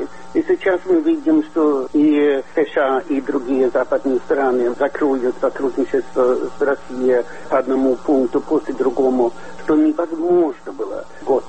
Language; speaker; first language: Russian; non-native, fluent; Swedish